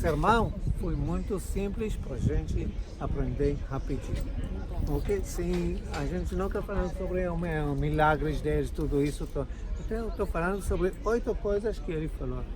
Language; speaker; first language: Portuguese; non-native, learner; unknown